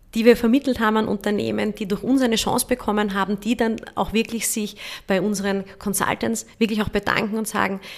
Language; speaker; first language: German; native; German